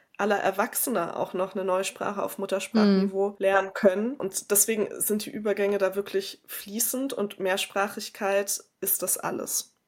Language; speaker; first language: German; native; German